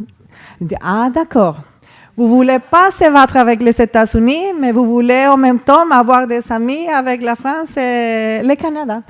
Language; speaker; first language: French; non-native, fluent; Spanish